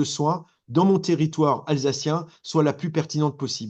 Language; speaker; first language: French; native; French